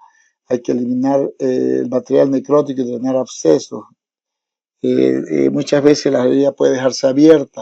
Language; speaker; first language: Spanish; native; Spanish